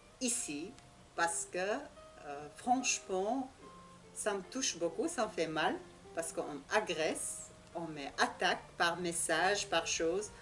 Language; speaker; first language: French; non-native, learner; Russian